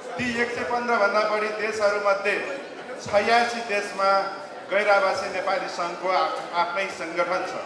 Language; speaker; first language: Nepali; native; Nepali